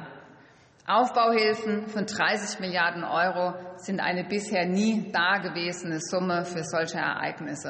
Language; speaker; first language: German; native; German